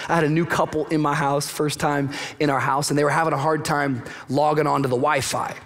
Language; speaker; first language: English; native; English